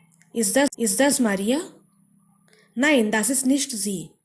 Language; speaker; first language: German; non-native, fluent; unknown